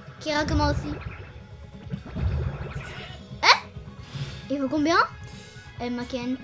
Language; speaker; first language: French; early bilingual, heritage; French